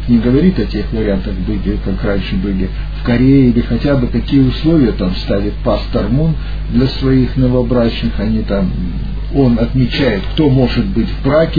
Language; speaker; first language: Russian; native; Russian